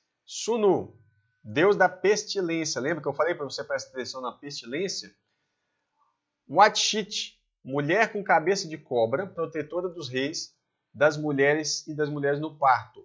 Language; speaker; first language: Portuguese; native; Portuguese